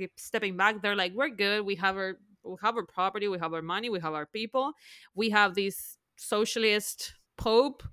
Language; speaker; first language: English; non-native, fluent; Spanish